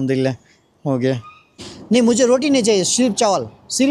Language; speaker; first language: Hindi; non-native, learner; Bangla